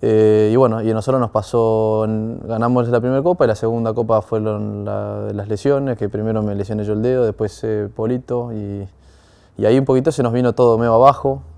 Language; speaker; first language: Spanish; native; Spanish